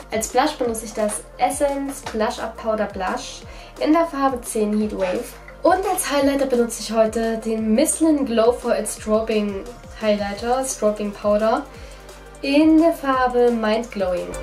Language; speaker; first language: German; native; German